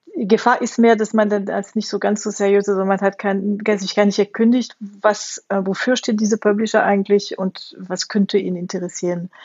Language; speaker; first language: German; non-native, fluent; French